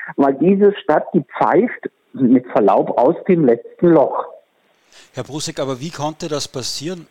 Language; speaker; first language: German; non-native, fluent; Czech